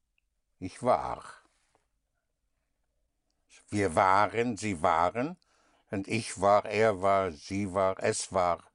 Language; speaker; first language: German; non-native, fluent; English